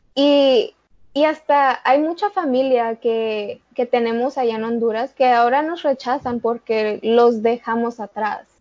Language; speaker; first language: Spanish; early bilingual, heritage; Spanish